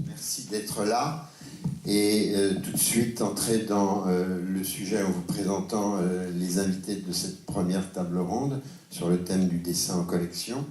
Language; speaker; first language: French; native; French